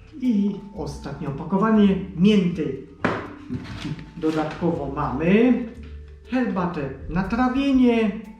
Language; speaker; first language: Polish; native; Polish